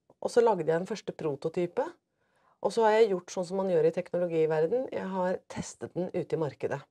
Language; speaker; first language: Norwegian; native; Norwegian